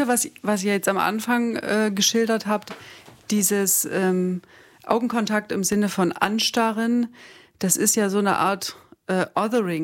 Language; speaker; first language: German; native; German